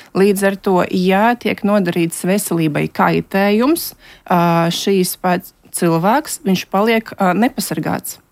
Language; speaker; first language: Latvian; non-native, local second language; Russian